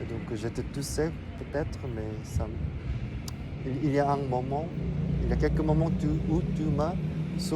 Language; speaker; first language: French; non-native, fluent; Korean